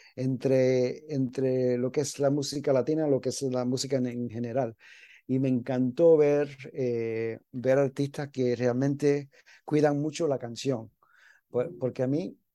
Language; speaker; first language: Spanish; early bilingual, heritage; Spanish